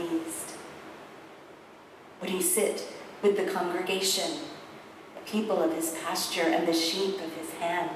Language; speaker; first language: English; native; English